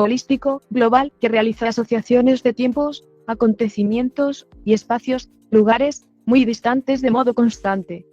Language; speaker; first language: Spanish; native; Spanish